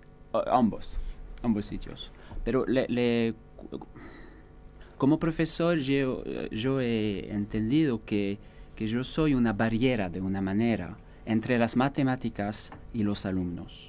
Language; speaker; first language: Spanish; non-native, fluent; French